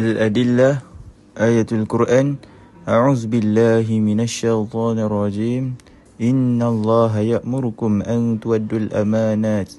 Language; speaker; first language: Arabic; non-native, learner; Malay